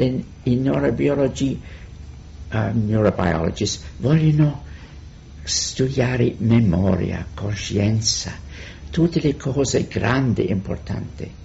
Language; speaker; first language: Italian; non-native, fluent; English